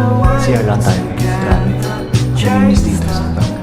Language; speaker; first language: Filipino; native; Filipino